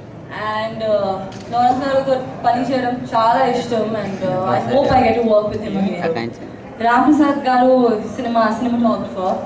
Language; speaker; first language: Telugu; non-native, learner; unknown